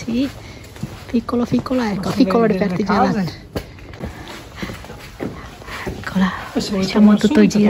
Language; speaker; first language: Italian; non-native, learner; Indonesian